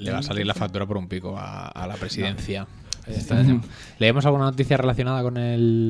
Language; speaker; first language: Spanish; native; Spanish